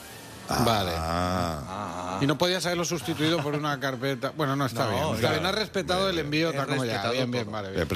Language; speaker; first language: Spanish; native; Spanish